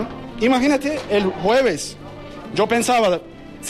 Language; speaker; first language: Spanish; non-native, learner; Turkish